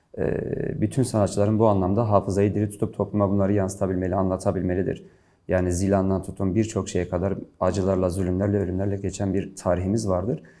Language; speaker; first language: Turkish; non-native, local second language; Kurdish